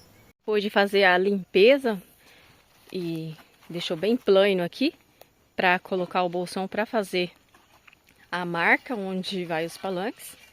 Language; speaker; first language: Portuguese; native; Portuguese